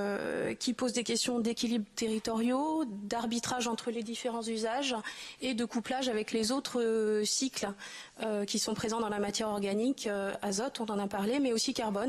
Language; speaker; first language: French; native; French